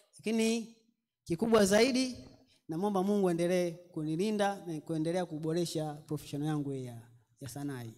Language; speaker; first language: Swahili; native; Swahili